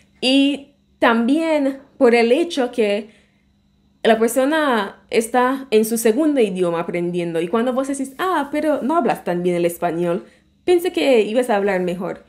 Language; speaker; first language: Spanish; non-native, fluent; English